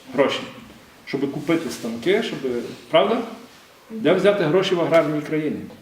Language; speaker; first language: Ukrainian; native; Ukrainian